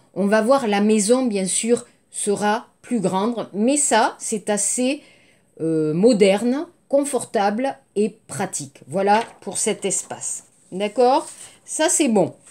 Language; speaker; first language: French; native; French